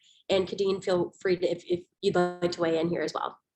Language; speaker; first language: English; native; English